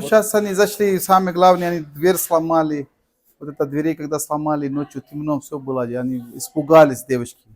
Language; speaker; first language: Russian; non-native, learner; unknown